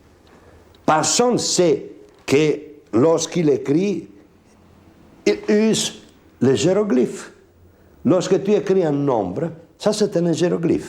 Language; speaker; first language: French; non-native, fluent; Italian